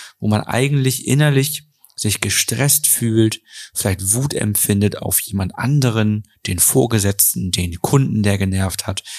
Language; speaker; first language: German; native; German